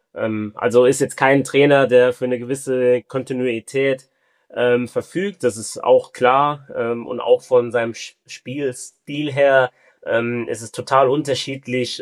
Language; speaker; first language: German; early bilingual, other home language; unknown